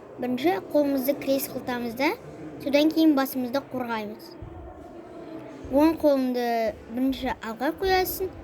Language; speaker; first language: Kazakh; non-native, local second language; Russian